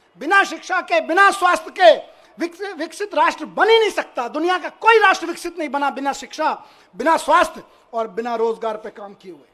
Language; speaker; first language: Hindi; native; Hindi